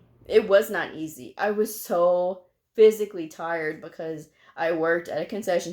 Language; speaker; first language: English; native; English